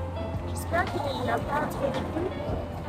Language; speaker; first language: French; non-native, fluent; German